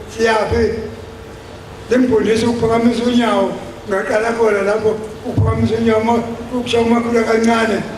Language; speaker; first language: Zulu; native; Zulu